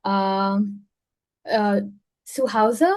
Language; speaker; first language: German; non-native, learner; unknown